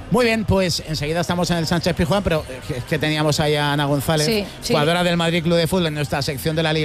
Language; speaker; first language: Spanish; native; Spanish